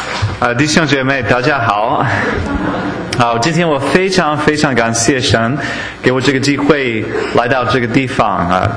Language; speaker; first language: Chinese; non-native, fluent; English